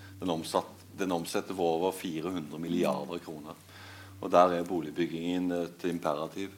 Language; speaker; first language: Norwegian; native; Norwegian